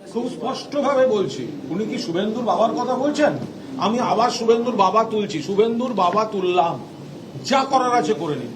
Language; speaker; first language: Bangla; native; Bangla